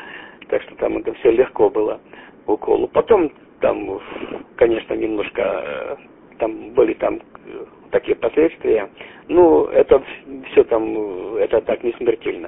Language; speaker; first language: Russian; native; Russian